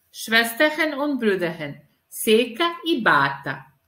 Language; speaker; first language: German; non-native, fluent; Serbian